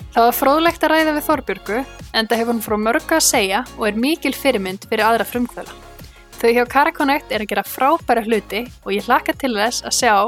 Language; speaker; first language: Icelandic; native; Icelandic